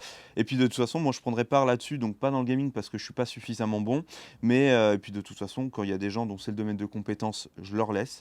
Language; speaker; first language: French; native; French